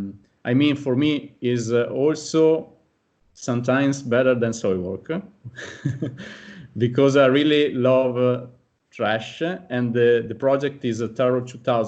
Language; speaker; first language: English; non-native, fluent; Italian